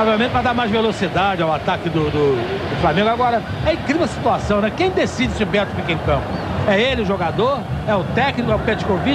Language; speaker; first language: Portuguese; native; Portuguese